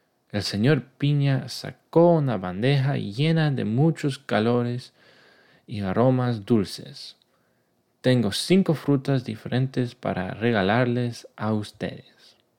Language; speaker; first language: Spanish; non-native, learner; English